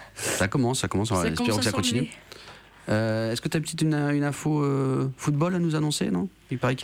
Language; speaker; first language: French; native; French